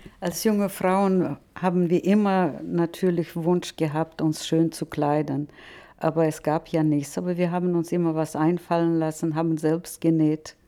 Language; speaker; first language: German; non-native, fluent; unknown